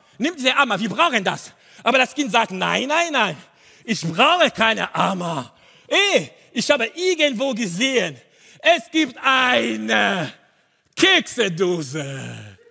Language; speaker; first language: German; non-native, learner; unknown